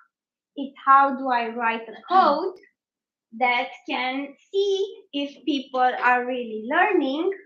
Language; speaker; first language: English; non-native, learner; Spanish